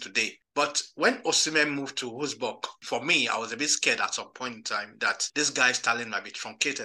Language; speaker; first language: English; non-native, local second language; Yoruba